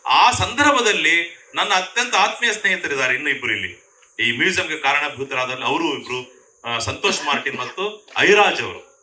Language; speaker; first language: Kannada; native; Kannada